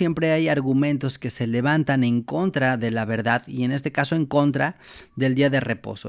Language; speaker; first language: Spanish; native; Spanish